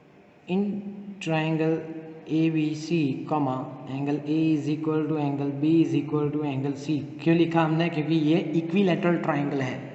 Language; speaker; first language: Hindi; native; Hindi